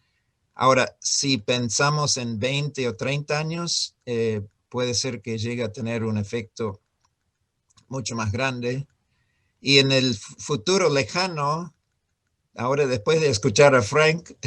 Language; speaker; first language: Spanish; non-native, fluent; English